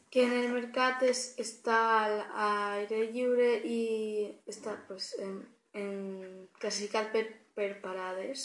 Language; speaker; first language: Catalan; non-native, learner; Spanish